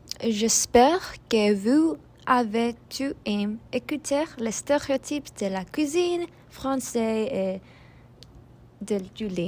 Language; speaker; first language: French; non-native, learner; English